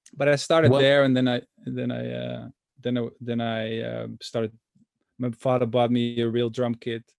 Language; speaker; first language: English; non-native, fluent; Dutch